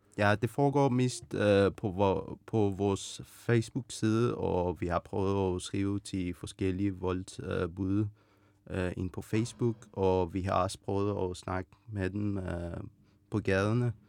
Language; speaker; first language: Danish; non-native, fluent; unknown